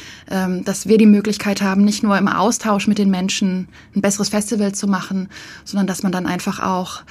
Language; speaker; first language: German; native; German